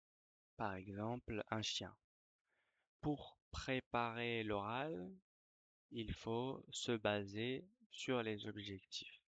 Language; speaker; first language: French; non-native, fluent; Spanish